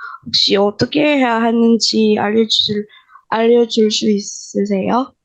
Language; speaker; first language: Korean; non-native, learner; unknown